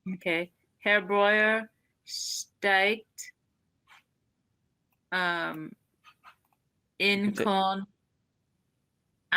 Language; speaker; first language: German; non-native, learner; English